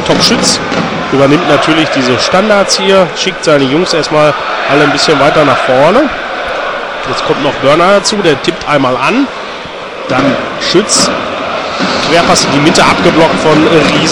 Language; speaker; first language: German; native; German